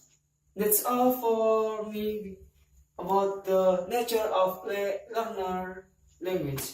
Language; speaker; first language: English; non-native, learner; Indonesian